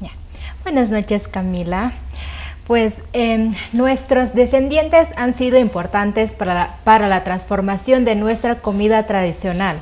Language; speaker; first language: Spanish; non-native, fluent; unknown